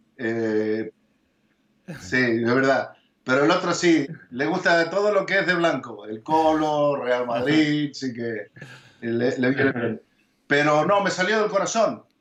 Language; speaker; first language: Spanish; early bilingual, heritage; Spanish